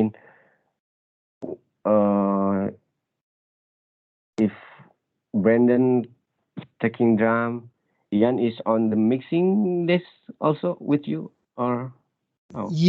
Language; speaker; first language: English; non-native, learner; Indonesian